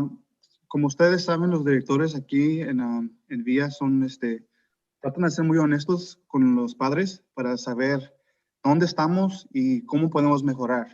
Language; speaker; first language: Spanish; early bilingual, heritage; Spanish